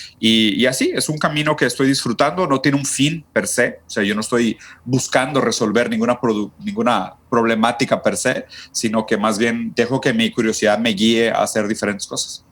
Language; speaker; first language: Spanish; early bilingual, other home language; Portuguese